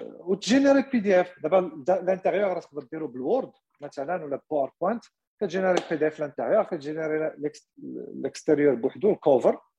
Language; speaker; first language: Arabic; native; Arabic